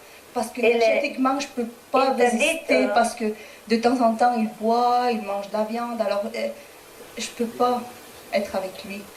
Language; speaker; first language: French; non-native, learner; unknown